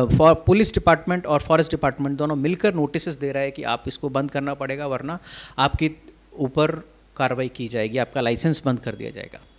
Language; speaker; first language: Hindi; native; Hindi